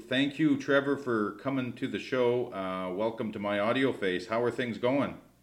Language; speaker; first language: English; early bilingual, other home language; French